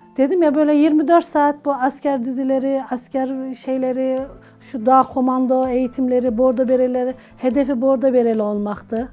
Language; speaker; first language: Turkish; native; Turkish